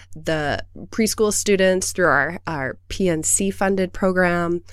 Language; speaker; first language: English; native; English